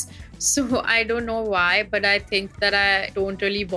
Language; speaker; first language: English; non-native, local second language; Hindi